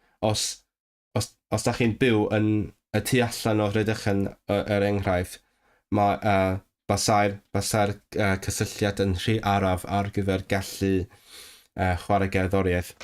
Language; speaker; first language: Welsh; non-native, fluent; Cantonese